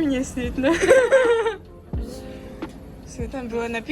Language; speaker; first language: Russian; non-native, learner; Mongolian